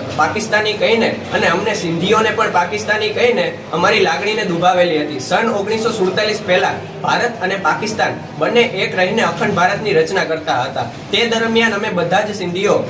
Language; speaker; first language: Gujarati; non-native, local second language; Sindhi